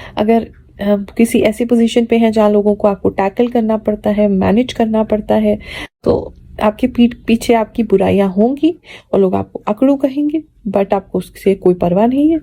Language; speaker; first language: Hindi; native; Hindi